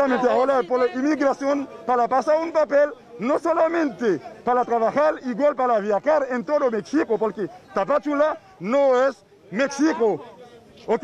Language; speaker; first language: Spanish; non-native, learner; Haitian Creole